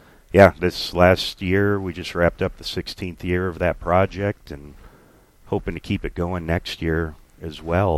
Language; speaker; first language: English; native; English